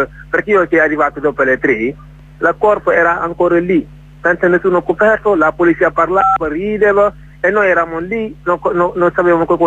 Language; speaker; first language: Italian; non-native, fluent; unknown